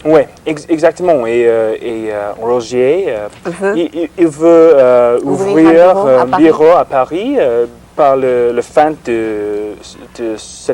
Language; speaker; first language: French; non-native, learner; English